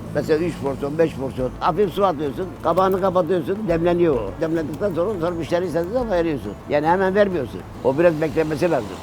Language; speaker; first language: Turkish; native; Turkish